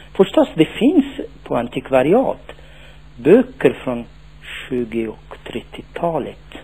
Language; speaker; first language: Swedish; non-native, fluent; Tachelhit